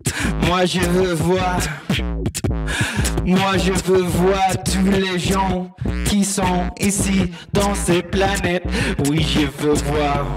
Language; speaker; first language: French; non-native, learner; English